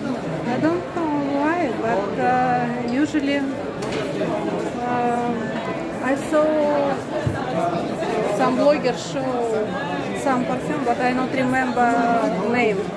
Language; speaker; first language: English; non-native, learner; Russian